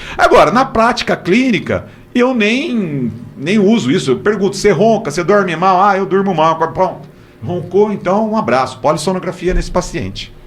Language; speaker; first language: Portuguese; native; Portuguese